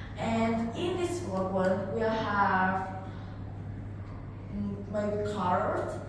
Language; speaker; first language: English; non-native, learner; Vietnamese